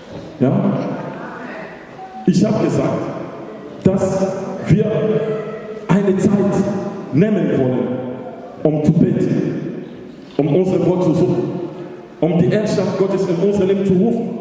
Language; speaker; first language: German; non-native, learner; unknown